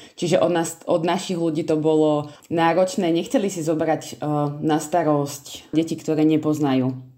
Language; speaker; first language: Slovak; native; Slovak